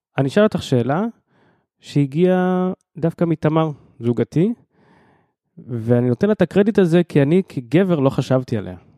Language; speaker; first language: Hebrew; native; Hebrew